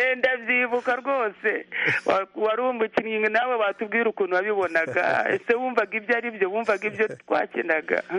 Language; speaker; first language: Kinyarwanda; early bilingual, heritage; Kinyarwanda